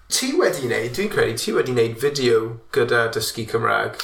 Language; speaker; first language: Welsh; non-native, learner; English